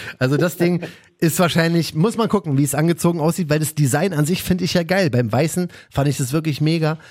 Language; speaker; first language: German; native; German